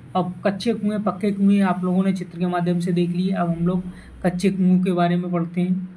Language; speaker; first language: Hindi; native; Hindi